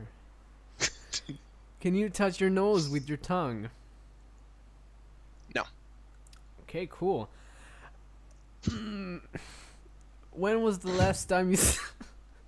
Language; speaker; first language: English; non-native, fluent; Hebrew